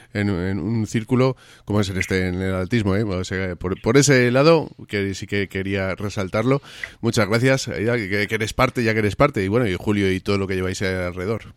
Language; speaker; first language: Spanish; native; Spanish